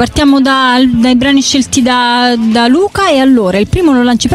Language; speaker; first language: Italian; native; Italian